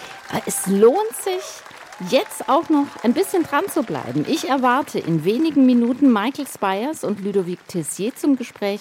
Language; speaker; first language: German; native; German